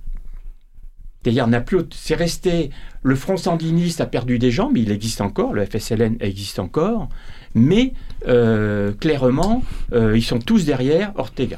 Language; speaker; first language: French; native; French